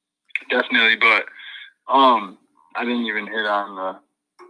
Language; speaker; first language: English; native; English